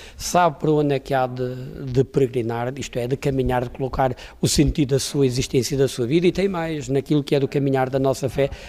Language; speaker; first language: Portuguese; native; Portuguese